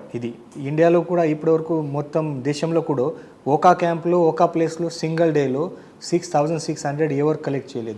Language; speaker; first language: Telugu; non-native, learner; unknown